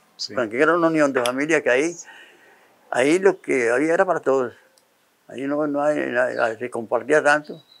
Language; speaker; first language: Spanish; native; Spanish